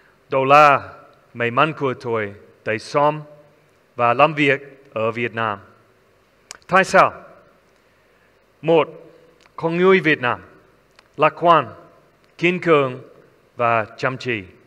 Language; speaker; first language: Vietnamese; non-native, learner; English